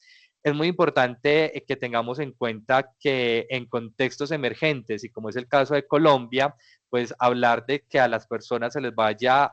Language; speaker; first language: Spanish; native; Spanish